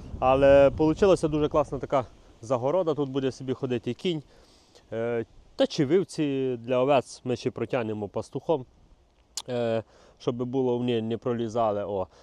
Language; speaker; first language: Ukrainian; native; Ukrainian